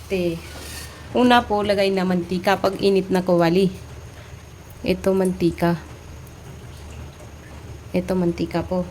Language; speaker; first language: Filipino; non-native, learner; Punjabi